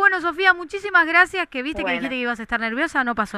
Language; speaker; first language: Spanish; native; Spanish